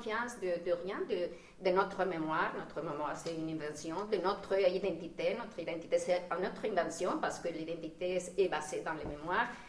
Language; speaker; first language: French; non-native, fluent; Spanish